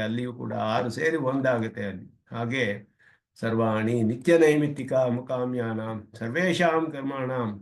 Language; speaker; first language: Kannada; native; Kannada